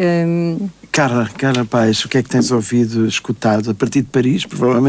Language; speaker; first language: Portuguese; native; Portuguese